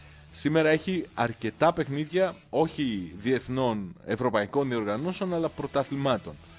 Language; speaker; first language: Greek; native; Greek